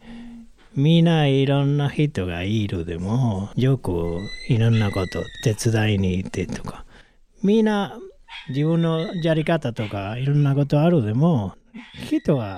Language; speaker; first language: Japanese; non-native, learner; Spanish